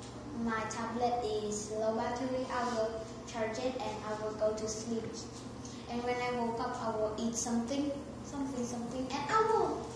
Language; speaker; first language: English; non-native, learner; Vietnamese